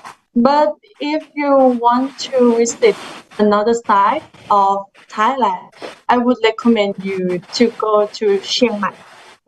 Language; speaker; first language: English; non-native, learner; Thai